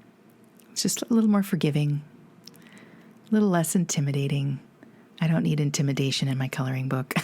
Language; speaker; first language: English; native; English